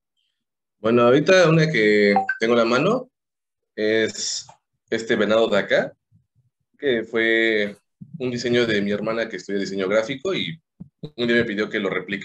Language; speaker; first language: Spanish; native; Spanish